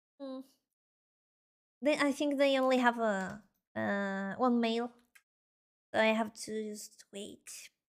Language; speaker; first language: English; non-native, learner; Spanish